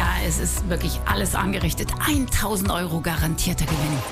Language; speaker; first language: German; native; German